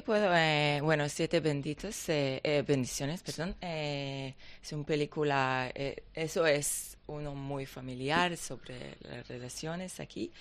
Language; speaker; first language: Spanish; non-native, learner; Hebrew